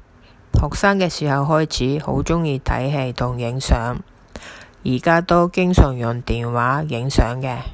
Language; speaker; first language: Chinese; non-native, fluent; Japanese